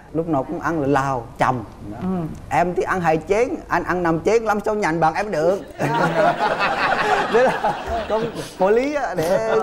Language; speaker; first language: Vietnamese; non-native, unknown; Indonesian